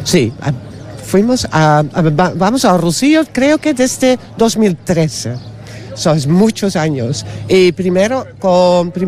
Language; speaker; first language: Spanish; non-native, learner; Dutch